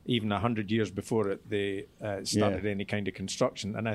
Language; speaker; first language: English; native; English